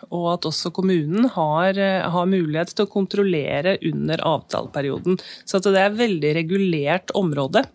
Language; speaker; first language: Norwegian; native; Norwegian